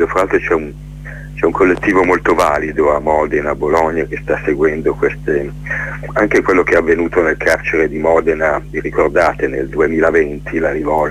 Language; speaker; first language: Italian; native; Italian